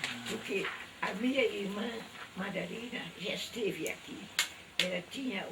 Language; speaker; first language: Portuguese; non-native, fluent; Dutch